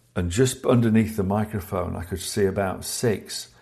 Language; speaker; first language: English; native; English